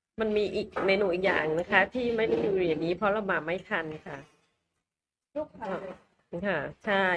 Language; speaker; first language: Thai; native; Thai